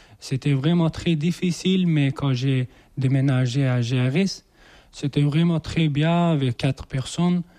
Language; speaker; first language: French; non-native, learner; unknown